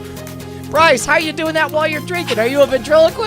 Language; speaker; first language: English; native; English